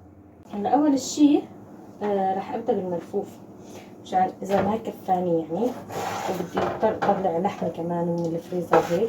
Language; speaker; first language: Arabic; native; Arabic